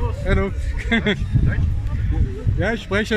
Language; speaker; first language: German; native; German